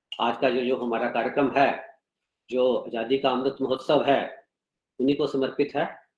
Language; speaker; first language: Hindi; non-native, local second language; Punjabi